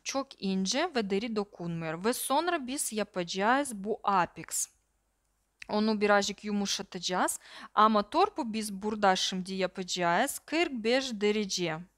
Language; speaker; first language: Turkish; non-native, learner; Russian